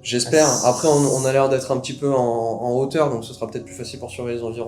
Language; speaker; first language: French; native; French